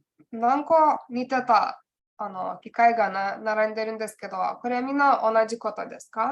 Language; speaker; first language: Japanese; non-native, learner; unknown